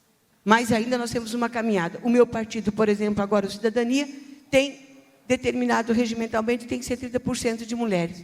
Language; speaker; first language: Portuguese; native; Portuguese